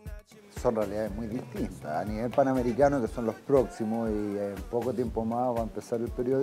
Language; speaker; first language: Spanish; native; Spanish